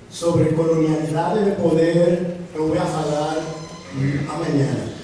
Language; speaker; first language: Portuguese; non-native, learner; Spanish